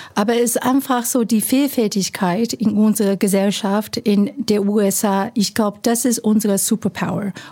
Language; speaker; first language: German; non-native, fluent; Chinese